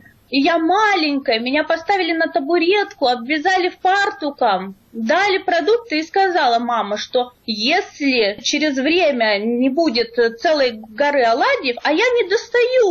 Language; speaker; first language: Russian; native; Russian